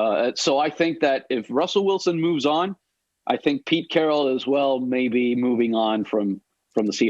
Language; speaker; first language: English; native; English